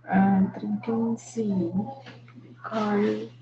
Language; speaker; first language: German; non-native, learner; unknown